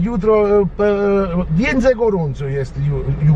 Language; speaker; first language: Polish; non-native, learner; Italian